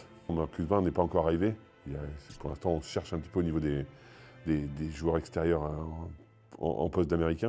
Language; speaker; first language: French; native; French